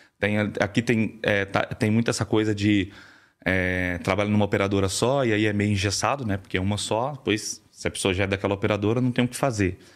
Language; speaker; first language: Portuguese; native; Portuguese